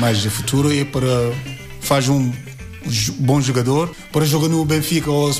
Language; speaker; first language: Portuguese; non-native, learner; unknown